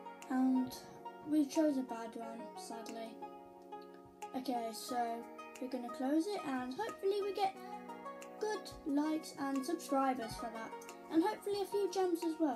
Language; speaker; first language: English; native; English